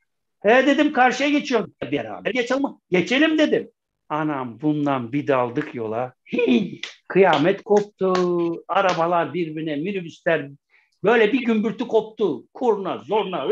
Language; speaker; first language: Turkish; native; Turkish